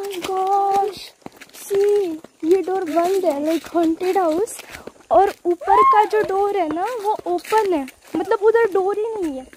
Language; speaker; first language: Hindi; non-native, local second language; Marathi